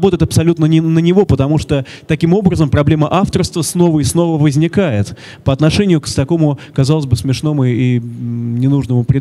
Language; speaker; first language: Russian; native; Russian